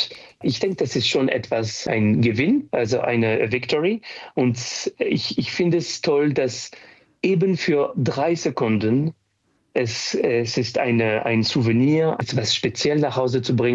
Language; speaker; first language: German; non-native, fluent; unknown